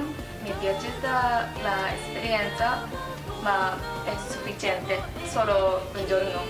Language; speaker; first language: Italian; non-native, learner; Japanese